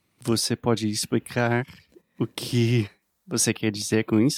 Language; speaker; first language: Portuguese; non-native, learner; English